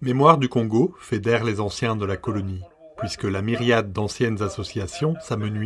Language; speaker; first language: French; native; French